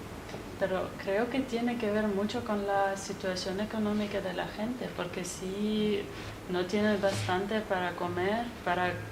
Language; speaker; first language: Spanish; non-native, fluent; German